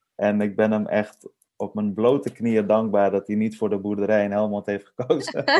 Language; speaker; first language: Dutch; early bilingual, other home language; Persian